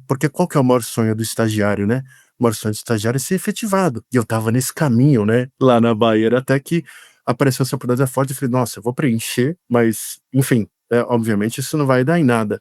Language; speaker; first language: Portuguese; native; Portuguese